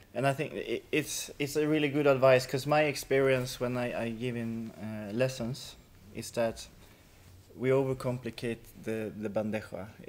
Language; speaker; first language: English; non-native, fluent; Swedish